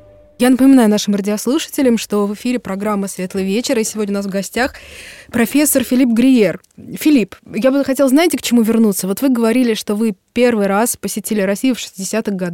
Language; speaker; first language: Russian; native; Russian